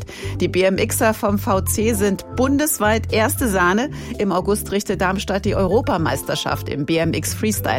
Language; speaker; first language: German; native; German